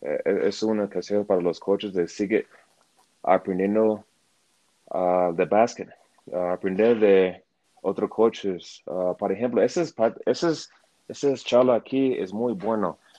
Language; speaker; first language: Spanish; non-native, learner; English